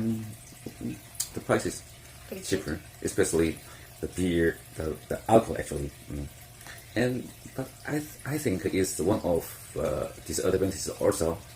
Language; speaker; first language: English; non-native, fluent; Korean